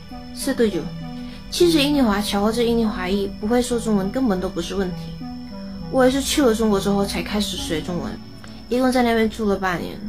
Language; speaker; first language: Chinese; non-native, fluent; Indonesian